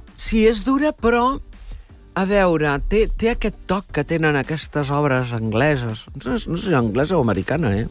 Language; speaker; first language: Catalan; native; Catalan